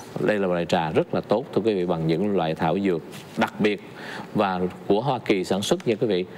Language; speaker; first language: Vietnamese; native; Vietnamese